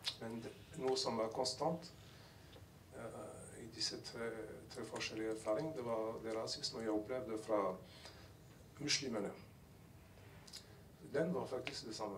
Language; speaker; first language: Norwegian; non-native, learner; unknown